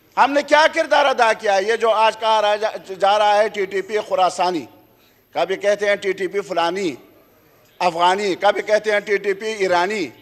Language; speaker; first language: Urdu; non-native, local second language; Khowar